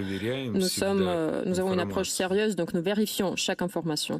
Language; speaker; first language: French; non-native, fluent; Russian